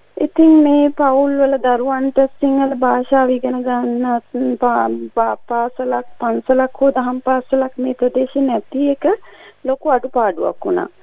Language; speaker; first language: Sinhala; native; Sinhala